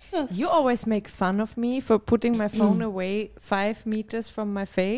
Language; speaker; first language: English; non-native, fluent; German